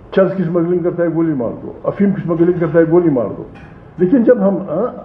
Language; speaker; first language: Urdu; non-native, local second language; Pashto